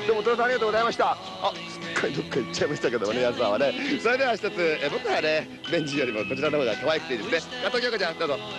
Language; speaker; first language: Japanese; native; Japanese